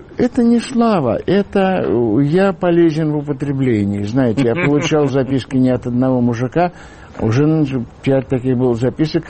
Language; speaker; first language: Russian; native; Russian